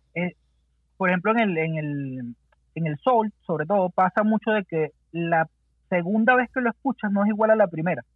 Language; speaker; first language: Spanish; native; Spanish